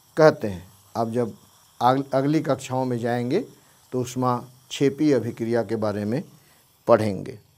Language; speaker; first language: Hindi; native; Hindi